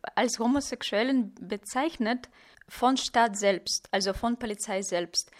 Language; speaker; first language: German; non-native, fluent; Russian